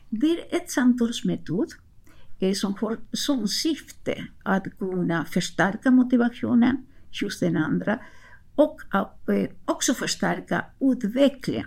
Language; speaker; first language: Swedish; non-native, fluent; Spanish